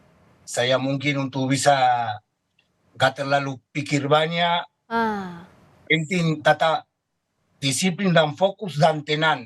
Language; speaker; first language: Indonesian; non-native, fluent; Spanish